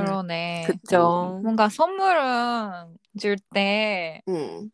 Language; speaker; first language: Korean; non-native, fluent; Japanese